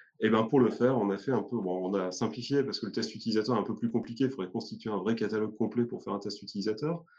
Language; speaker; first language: French; native; French